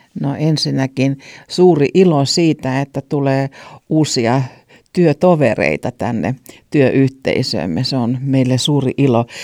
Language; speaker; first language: Finnish; native; Finnish